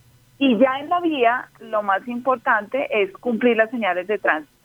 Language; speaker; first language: Spanish; native; Spanish